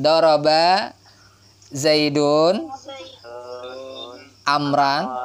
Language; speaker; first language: Arabic; non-native, fluent; Indonesian